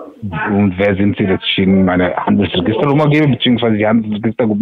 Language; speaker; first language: German; native; German